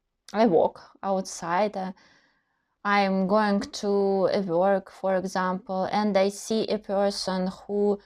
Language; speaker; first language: English; non-native, learner; Russian